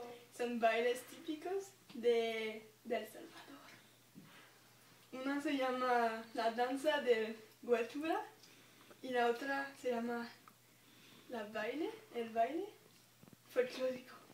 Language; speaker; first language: Spanish; non-native, learner; French